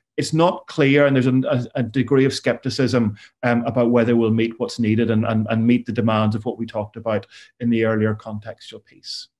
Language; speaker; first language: English; native; English